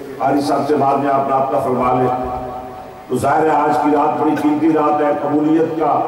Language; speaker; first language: Urdu; non-native, local second language; Punjabi